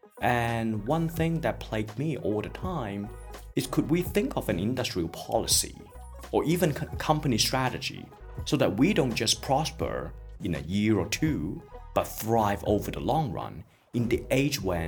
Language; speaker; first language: English; non-native, local second language; Cantonese